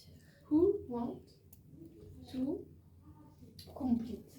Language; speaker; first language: English; non-native, learner; French